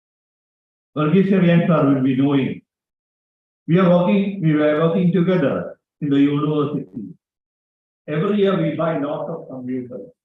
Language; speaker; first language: English; non-native, local second language; Malayalam